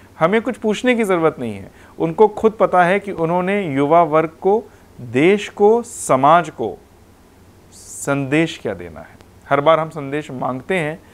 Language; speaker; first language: Hindi; non-native, local second language; Punjabi